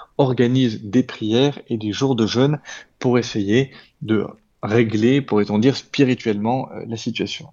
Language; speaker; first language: French; native; French